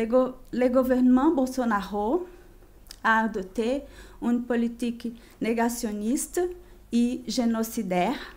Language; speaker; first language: French; non-native, fluent; Chinese